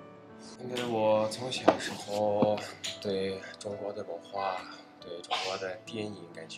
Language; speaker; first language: Chinese; non-native, learner; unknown